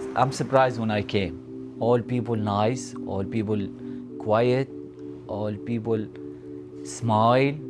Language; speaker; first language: English; non-native, learner; Arabic